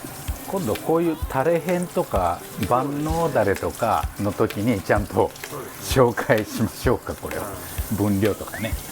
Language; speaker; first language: Japanese; native; Japanese